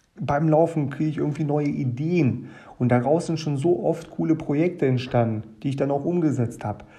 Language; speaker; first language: German; early bilingual, other home language; Russian